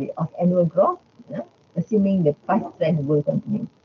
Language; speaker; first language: English; non-native, local second language; Malay